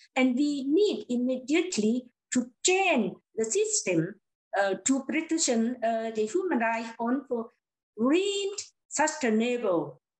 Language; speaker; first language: English; non-native, learner; Lao